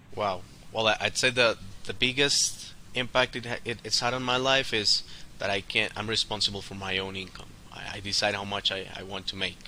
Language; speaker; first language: English; non-native, fluent; Spanish